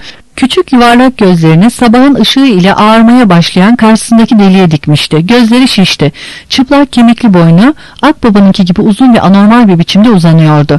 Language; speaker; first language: Turkish; native; Turkish